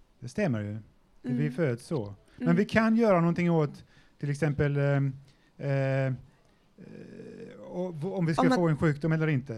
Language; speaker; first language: Swedish; native; Swedish